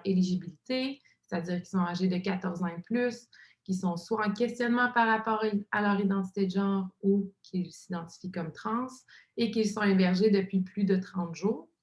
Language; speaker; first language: French; native; French